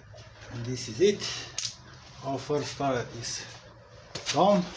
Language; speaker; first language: English; non-native, learner; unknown